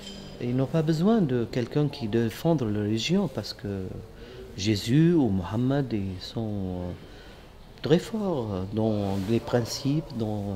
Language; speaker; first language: French; non-native, local second language; Arabic